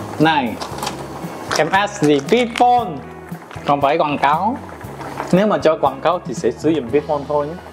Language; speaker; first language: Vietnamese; non-native, fluent; Korean